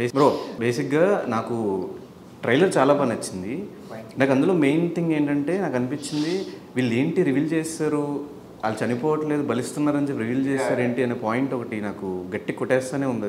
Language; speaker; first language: Telugu; native; Telugu